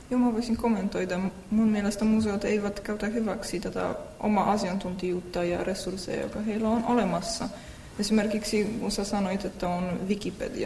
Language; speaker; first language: Finnish; non-native, fluent; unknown